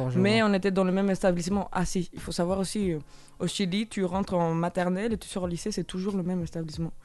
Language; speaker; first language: French; non-native, fluent; Spanish